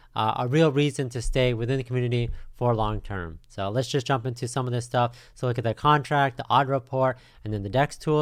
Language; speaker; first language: English; native; English